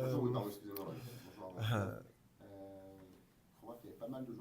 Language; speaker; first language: French; native; French